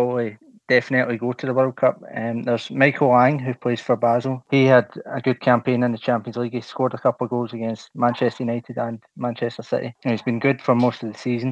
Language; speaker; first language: English; native; English